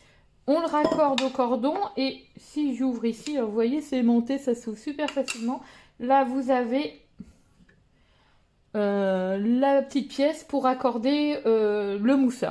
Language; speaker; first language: French; native; French